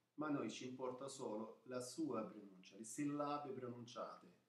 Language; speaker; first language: Italian; non-native, fluent; Arabic